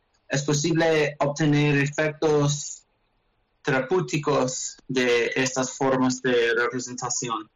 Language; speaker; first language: Spanish; non-native, learner; English